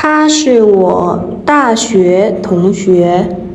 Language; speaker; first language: Chinese; non-native, learner; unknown